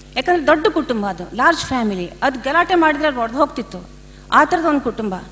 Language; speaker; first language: Kannada; native; Kannada